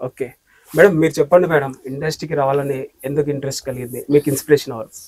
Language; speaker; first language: Telugu; native; Telugu